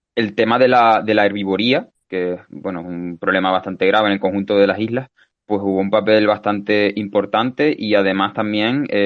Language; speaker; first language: Spanish; native; Spanish